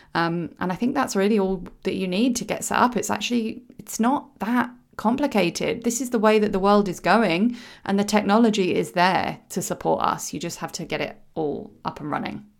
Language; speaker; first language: English; native; English